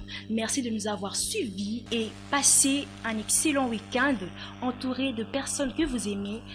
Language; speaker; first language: French; native; French